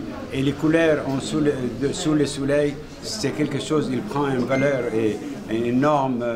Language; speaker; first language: French; non-native, fluent; Arabic